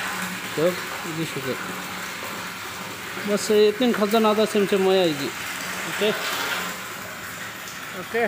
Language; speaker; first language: Arabic; non-native, learner; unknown